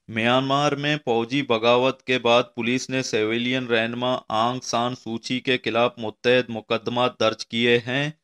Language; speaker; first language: Urdu; non-native, local second language; Baluchi